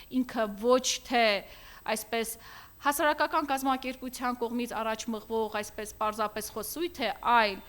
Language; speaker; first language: Armenian; native; Armenian